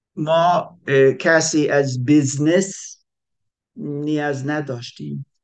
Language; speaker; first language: Persian; non-native, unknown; English